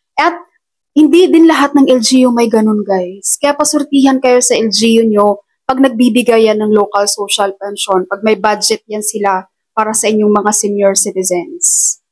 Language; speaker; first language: Filipino; non-native, local second language; Cebuano